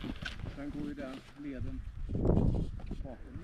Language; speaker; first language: Swedish; native; Swedish